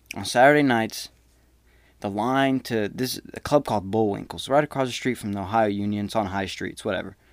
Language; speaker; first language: English; native; English